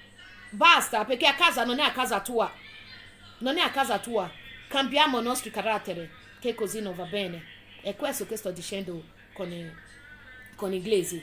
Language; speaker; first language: Italian; non-native, fluent; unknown